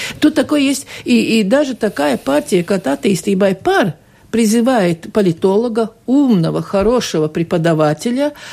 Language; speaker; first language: Russian; non-native, local second language; Latvian